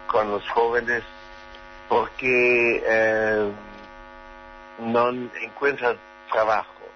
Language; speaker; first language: Spanish; non-native, learner; German